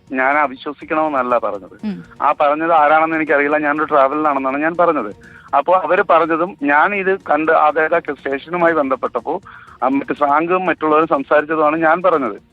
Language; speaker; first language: Malayalam; native; Malayalam